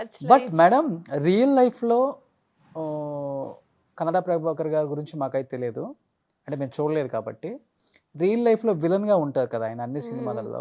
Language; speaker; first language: Telugu; native; Telugu